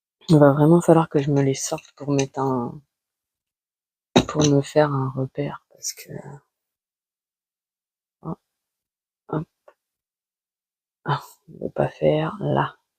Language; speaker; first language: French; native; French